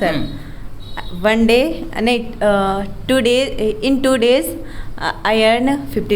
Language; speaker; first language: English; non-native, learner; Hindi